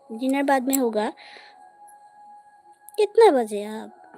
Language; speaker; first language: Hindi; non-native, local second language; Bangla